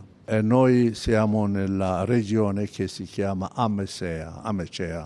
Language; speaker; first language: Italian; non-native, fluent; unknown